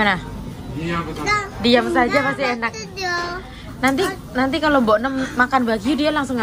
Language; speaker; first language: Indonesian; non-native, local second language; Javanese